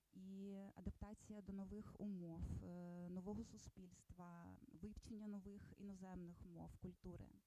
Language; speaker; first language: Ukrainian; native; Ukrainian